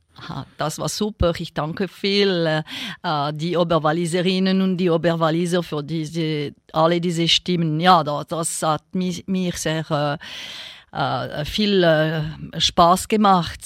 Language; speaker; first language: German; non-native, local second language; French